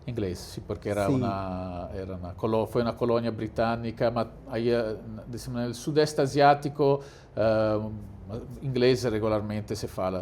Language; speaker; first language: Portuguese; non-native, fluent; Italian